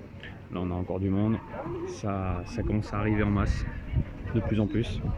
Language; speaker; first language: French; native; French